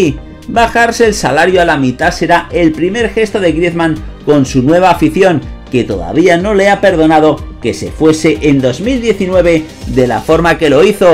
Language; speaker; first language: Spanish; native; Spanish